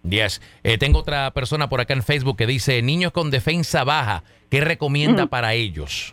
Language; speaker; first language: Spanish; native; Spanish